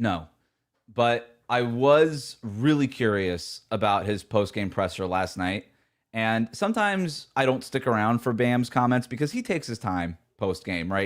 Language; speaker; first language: English; native; English